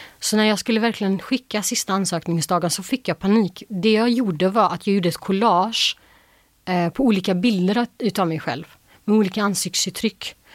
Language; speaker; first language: Swedish; early bilingual, other home language; Albanian